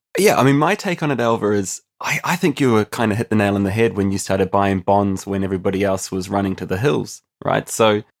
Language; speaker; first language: English; native; English